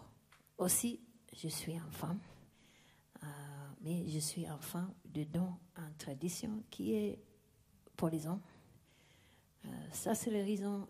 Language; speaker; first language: French; non-native, learner; English